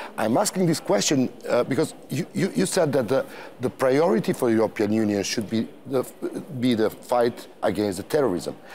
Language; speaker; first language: English; non-native, fluent; Macedonian